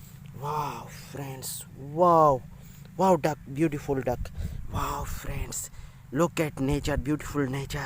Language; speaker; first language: English; non-native, learner; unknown